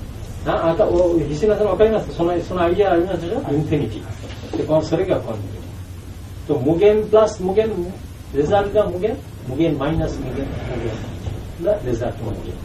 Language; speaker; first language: Japanese; non-native, learner; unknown